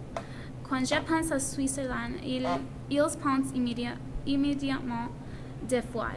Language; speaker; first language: French; non-native, learner; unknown